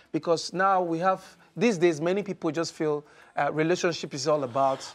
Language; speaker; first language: English; non-native, local second language; Igbo